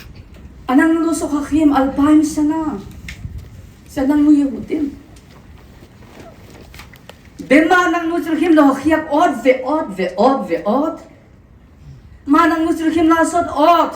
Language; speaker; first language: Hebrew; non-native, fluent; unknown